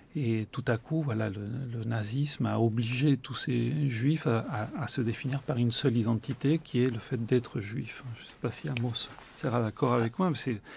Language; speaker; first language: French; early bilingual, other home language; Spanish